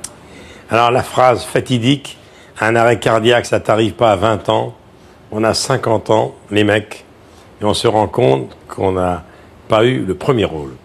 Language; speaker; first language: French; native; French